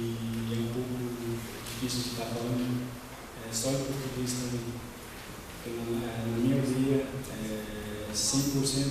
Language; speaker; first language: Portuguese; non-native, local second language; Guarani